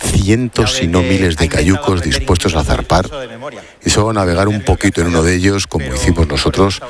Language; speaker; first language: Spanish; native; Spanish